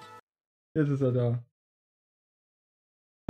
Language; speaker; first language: German; native; German